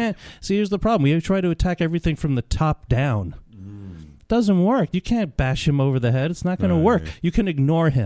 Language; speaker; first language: English; native; English